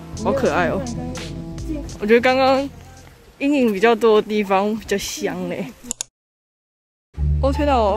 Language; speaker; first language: Chinese; native; Chinese